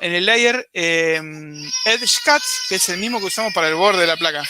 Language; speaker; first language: Spanish; native; Spanish